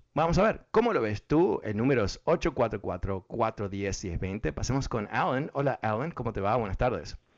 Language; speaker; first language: Spanish; early bilingual, heritage; Spanish